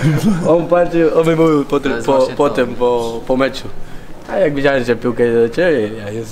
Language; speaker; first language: Polish; non-native, learner; Spanish